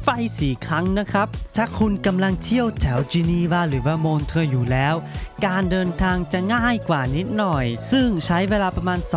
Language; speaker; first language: Thai; early bilingual, heritage; Thai